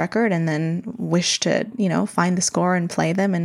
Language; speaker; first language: English; native; English